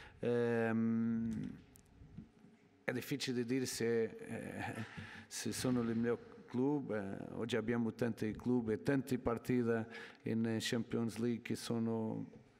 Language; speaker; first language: Italian; non-native, learner; Portuguese